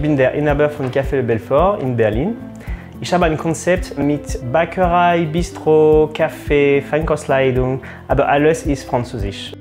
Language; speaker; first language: German; non-native, fluent; French